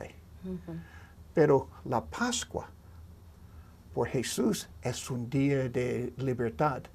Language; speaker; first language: Spanish; non-native, learner; English